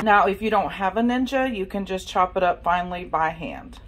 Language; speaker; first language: English; native; English